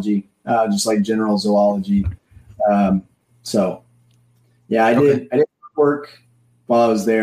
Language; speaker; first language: English; native; English